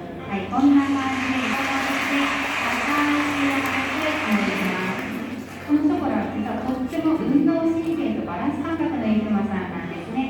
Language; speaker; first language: Japanese; native; Japanese